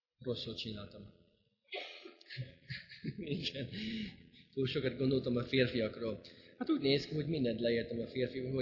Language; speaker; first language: Hungarian; non-native, fluent; English